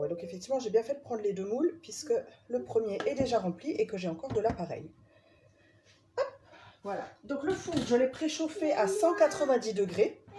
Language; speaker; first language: French; native; French